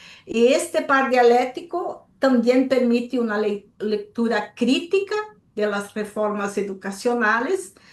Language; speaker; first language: Spanish; non-native, local second language; Portuguese